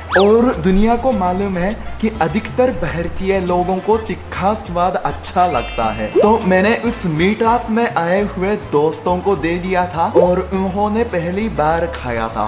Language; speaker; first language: Hindi; non-native, fluent; Japanese